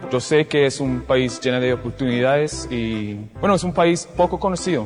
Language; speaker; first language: Spanish; non-native, fluent; English